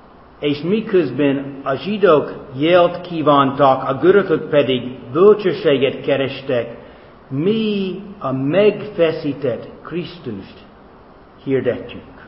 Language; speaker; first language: Hungarian; non-native, fluent; English